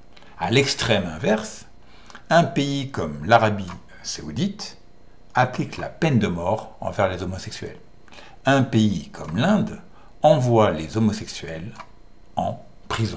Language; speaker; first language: French; native; French